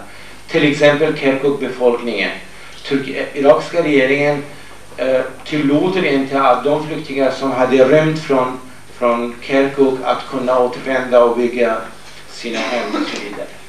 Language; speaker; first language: Swedish; non-native, fluent; Kurdish